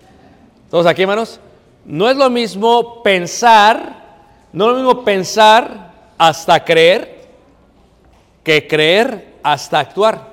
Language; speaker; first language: Spanish; native; Spanish